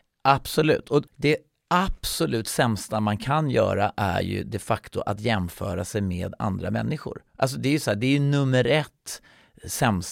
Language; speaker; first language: Swedish; native; Swedish